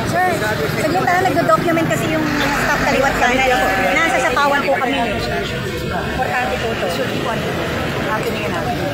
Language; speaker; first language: Filipino; non-native, local second language; Cebuano